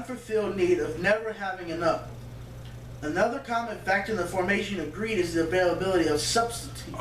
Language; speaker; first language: English; native; English